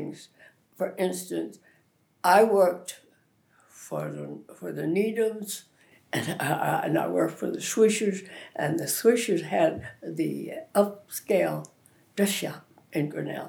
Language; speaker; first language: English; native; English